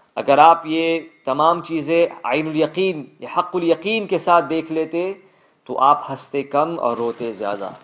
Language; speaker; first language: Urdu; early bilingual, other home language; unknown